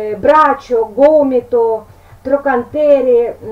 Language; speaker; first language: Italian; non-native, learner; Russian